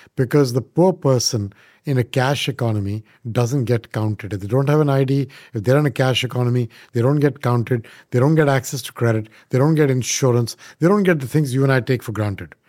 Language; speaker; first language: English; non-native, local second language; Punjabi